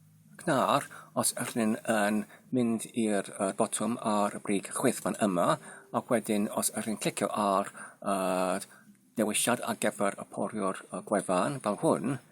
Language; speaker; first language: Welsh; non-native, learner; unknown